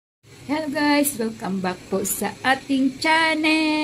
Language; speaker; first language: Filipino; non-native, local second language; Aklanon